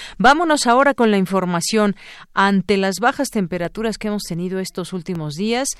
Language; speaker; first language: Spanish; native; Spanish